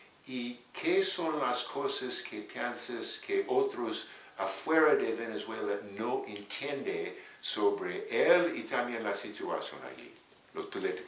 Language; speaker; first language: Spanish; non-native, fluent; English